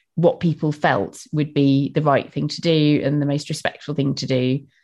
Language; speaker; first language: English; native; English